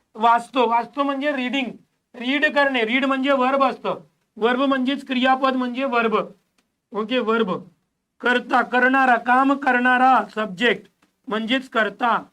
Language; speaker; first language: Marathi; non-native, local second language; Hindi